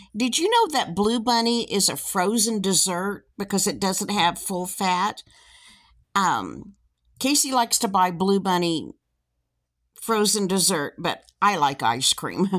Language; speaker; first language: English; native; English